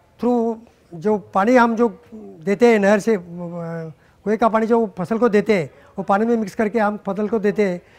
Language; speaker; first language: Hindi; non-native, local second language; Marathi